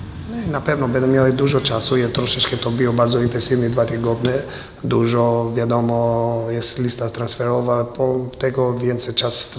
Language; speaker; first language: Polish; non-native, fluent; Albanian